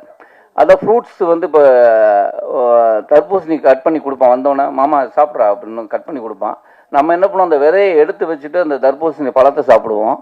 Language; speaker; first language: Tamil; native; Tamil